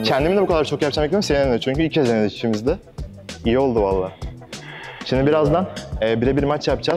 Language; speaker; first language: Turkish; native; Turkish